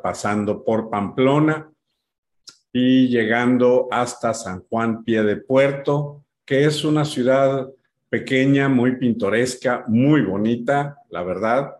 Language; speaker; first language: Spanish; native; Spanish